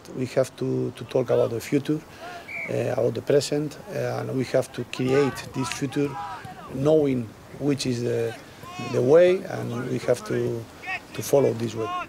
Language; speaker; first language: English; non-native, learner; Spanish